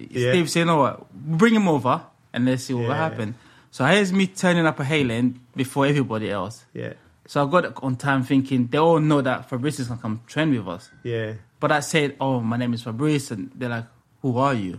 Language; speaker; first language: English; early bilingual, other home language; French